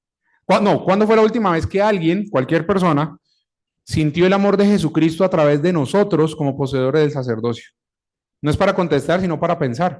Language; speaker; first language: Spanish; native; Spanish